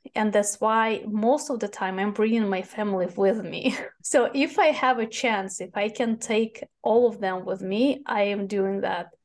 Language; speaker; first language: English; non-native, fluent; Russian